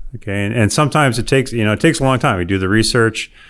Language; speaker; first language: English; native; English